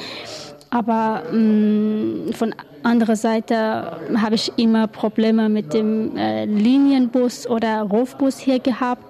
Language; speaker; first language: German; non-native, learner; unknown